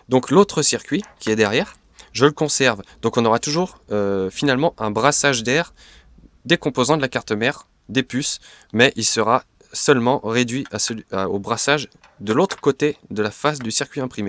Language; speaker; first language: French; native; French